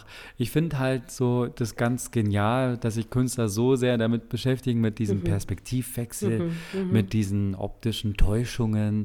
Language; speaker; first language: German; native; German